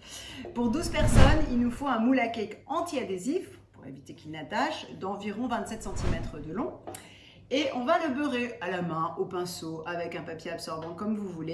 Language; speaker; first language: French; native; French